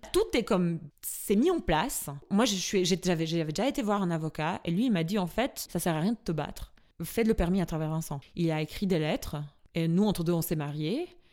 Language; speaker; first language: French; non-native, fluent; Albanian